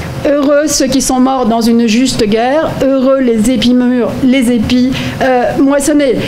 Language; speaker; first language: French; native; French